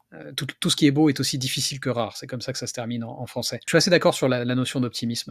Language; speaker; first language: French; native; French